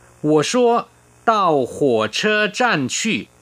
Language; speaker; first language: Chinese; non-native, fluent; Thai